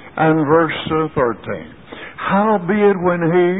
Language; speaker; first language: English; native; English